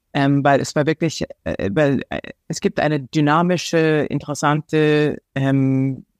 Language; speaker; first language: German; non-native, fluent; English